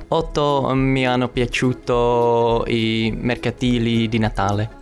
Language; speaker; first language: Italian; non-native, learner; Czech